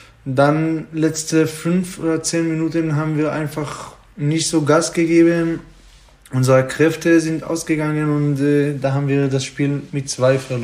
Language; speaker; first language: German; non-native, fluent; Hebrew